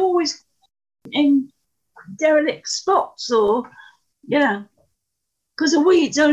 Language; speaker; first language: English; native; English